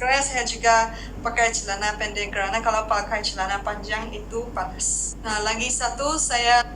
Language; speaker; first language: Indonesian; non-native, fluent; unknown